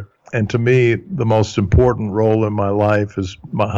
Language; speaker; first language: English; early bilingual, other home language; German